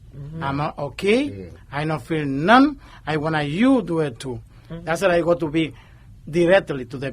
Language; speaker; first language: English; non-native, learner; Spanish